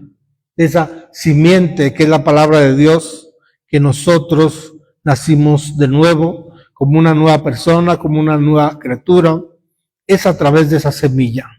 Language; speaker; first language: Spanish; native; Spanish